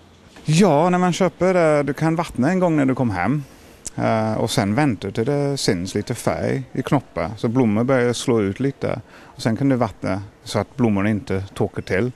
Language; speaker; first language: Swedish; non-native, fluent; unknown